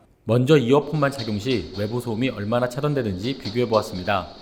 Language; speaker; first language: Korean; native; Korean